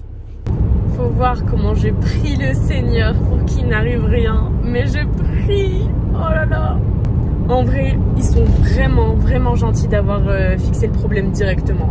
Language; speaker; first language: French; native; French